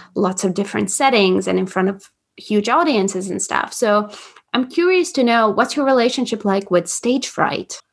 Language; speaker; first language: English; non-native, fluent; Latvian